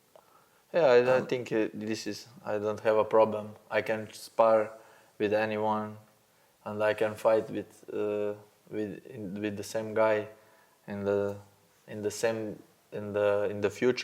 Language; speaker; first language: English; non-native, learner; Slovenian